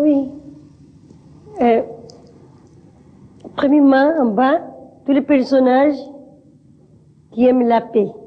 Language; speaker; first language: French; non-native, learner; Spanish